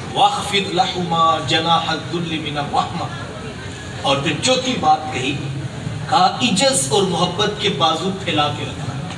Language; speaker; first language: Urdu; non-native, local second language; Punjabi